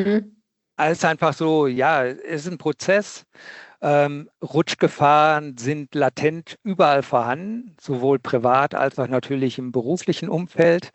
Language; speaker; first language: German; native; German